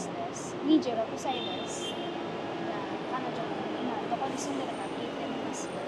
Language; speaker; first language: Japanese; non-native, fluent; Filipino